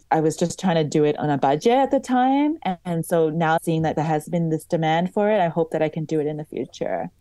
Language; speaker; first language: English; native; English